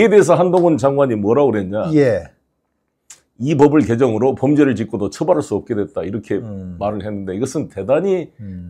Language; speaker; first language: Korean; native; Korean